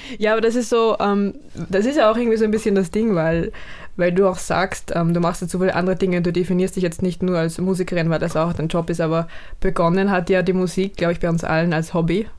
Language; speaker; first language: German; native; German